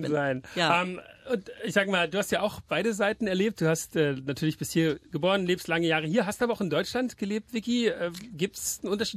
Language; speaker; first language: German; native; German